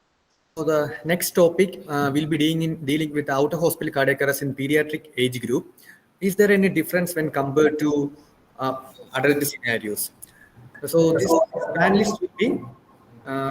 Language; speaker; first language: English; non-native, local second language; Malayalam